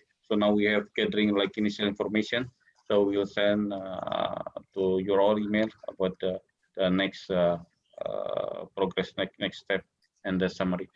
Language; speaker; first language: English; non-native, learner; Indonesian